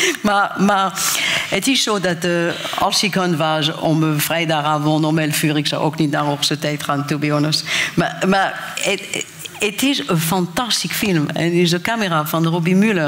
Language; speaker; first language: Dutch; non-native, fluent; French